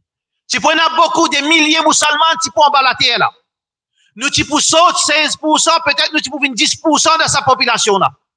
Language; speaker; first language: French; non-native, local second language; Morisyen